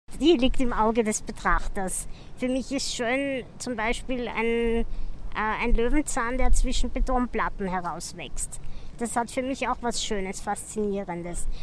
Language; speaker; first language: German; native; German